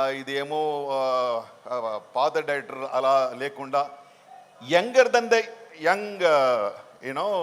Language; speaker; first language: Telugu; non-native, local second language; Tamil